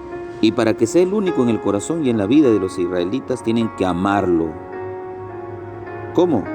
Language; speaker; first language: Spanish; native; Spanish